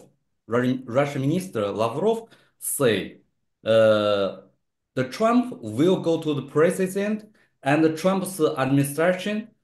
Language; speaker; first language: English; non-native, learner; Chinese